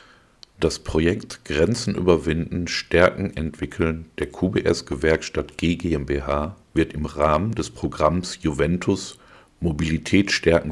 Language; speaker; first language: German; native; German